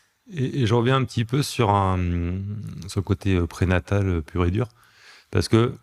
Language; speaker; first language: French; native; French